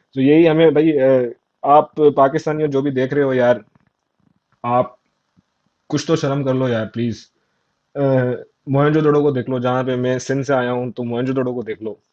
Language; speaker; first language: Urdu; non-native, local second language; Sindhi